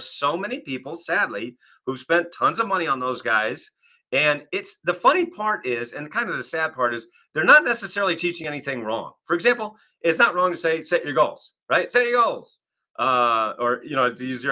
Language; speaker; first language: English; native; English